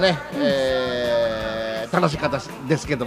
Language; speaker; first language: Japanese; native; Japanese